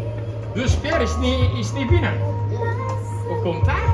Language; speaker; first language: Dutch; non-native, learner; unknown